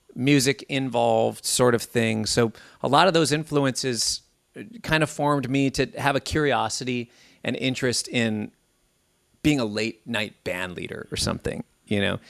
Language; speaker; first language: English; native; English